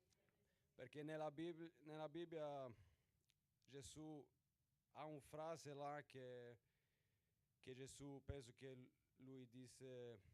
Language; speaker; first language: Italian; non-native, learner; Swedish